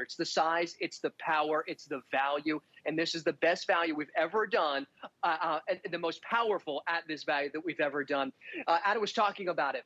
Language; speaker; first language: English; native; English